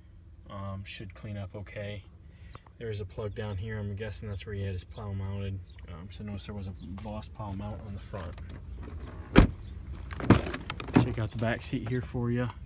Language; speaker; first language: English; native; English